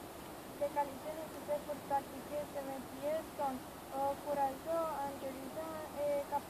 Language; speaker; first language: French; non-native, learner; Romanian